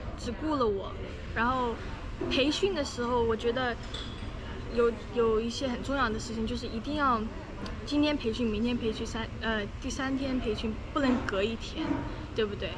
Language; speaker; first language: Chinese; early bilingual, other home language; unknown